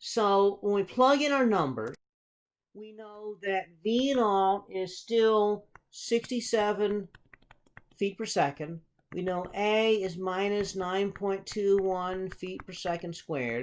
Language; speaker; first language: English; native; English